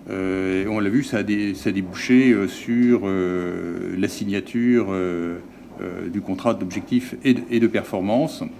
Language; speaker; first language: French; native; French